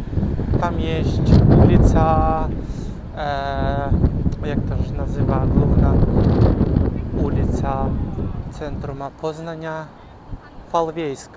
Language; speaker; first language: Polish; non-native, learner; Ukrainian